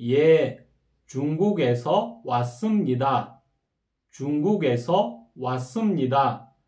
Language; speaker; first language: Korean; non-native, fluent; Kyrgyz